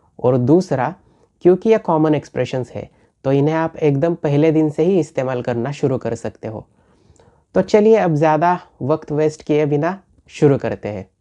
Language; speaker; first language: Hindi; non-native, local second language; Marathi